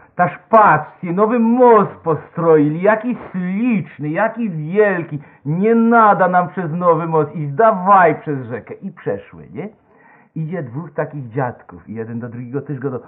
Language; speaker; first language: Polish; native; Polish